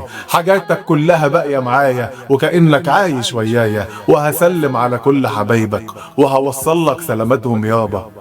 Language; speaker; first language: Arabic; native; Arabic